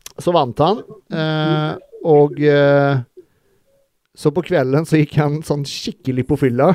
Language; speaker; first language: Norwegian; native; Norwegian